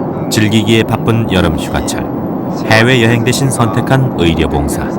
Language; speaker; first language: Korean; native; Korean